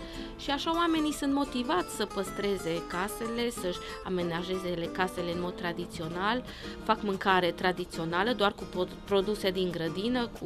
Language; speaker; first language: Romanian; non-native, local second language; German